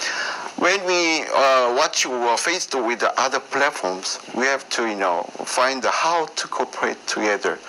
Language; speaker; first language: English; non-native, learner; Korean